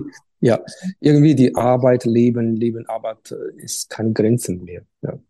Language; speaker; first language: German; non-native, fluent; Chinese